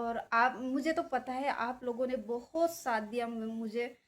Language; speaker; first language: Hindi; non-native, local second language; Marathi